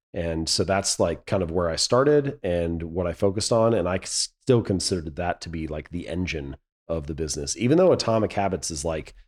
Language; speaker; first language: English; native; English